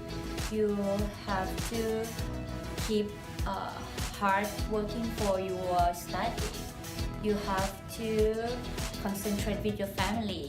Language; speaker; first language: English; non-native, fluent; Thai